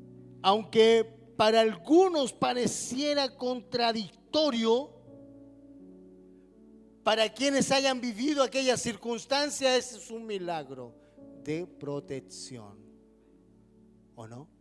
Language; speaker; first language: Spanish; native; Spanish